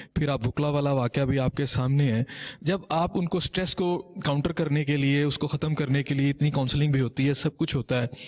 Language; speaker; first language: Urdu; non-native, local second language; Punjabi